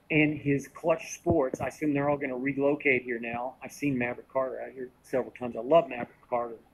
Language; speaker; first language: English; native; English